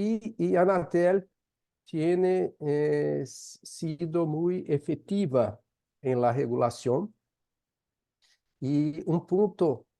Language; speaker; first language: Spanish; non-native, fluent; Portuguese